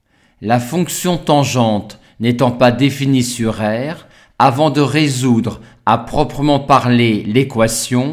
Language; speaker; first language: French; native; French